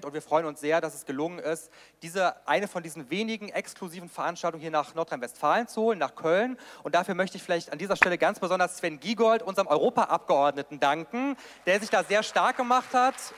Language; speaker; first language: German; native; German